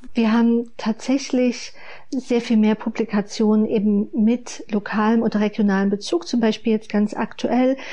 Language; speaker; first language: German; native; German